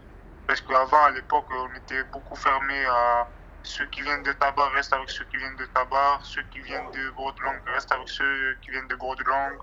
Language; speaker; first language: French; native; French